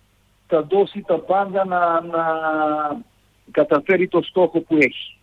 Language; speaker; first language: Greek; non-native, fluent; Serbian